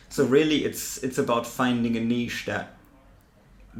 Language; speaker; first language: English; non-native, fluent; German